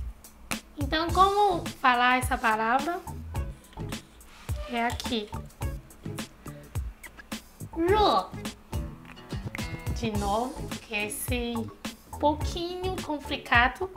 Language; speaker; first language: Portuguese; non-native, fluent; Chinese